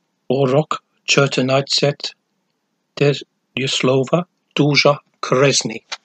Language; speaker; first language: Ukrainian; non-native, learner; English